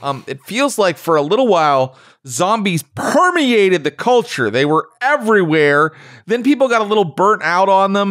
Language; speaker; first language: English; native; English